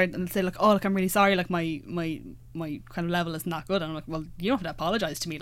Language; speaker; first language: English; native; English